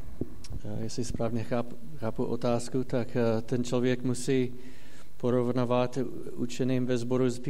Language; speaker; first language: Czech; non-native, fluent; English